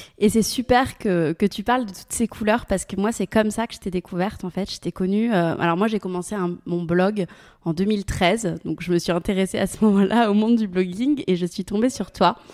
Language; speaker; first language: French; native; French